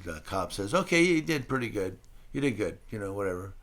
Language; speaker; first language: English; native; English